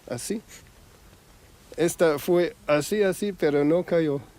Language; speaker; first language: Spanish; non-native, fluent; German